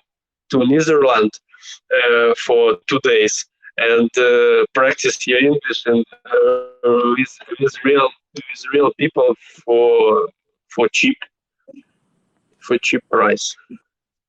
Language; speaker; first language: English; non-native, learner; Belarusian